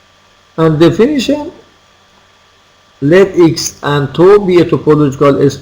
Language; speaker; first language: English; non-native, fluent; Persian